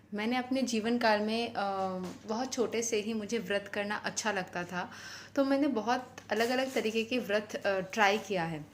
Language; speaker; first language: Hindi; non-native, local second language; Bangla